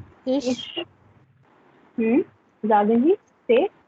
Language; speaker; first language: German; non-native, learner; Hindi